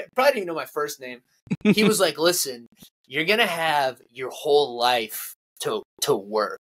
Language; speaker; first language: English; native; English